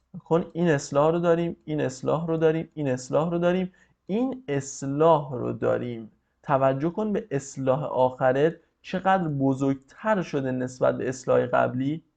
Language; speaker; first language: Persian; native; Persian